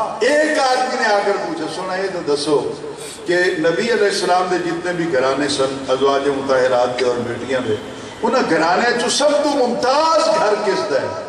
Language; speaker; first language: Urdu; non-native, local second language; Saraiki